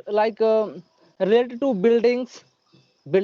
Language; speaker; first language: English; non-native, learner; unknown